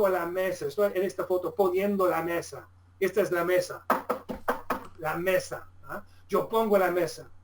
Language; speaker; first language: Spanish; non-native, fluent; English